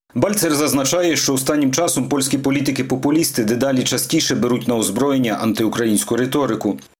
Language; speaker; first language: Ukrainian; native; Ukrainian